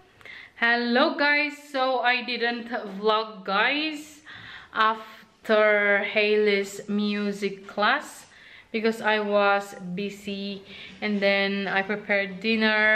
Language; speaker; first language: English; non-native, local second language; Filipino